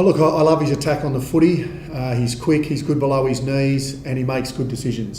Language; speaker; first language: English; native; English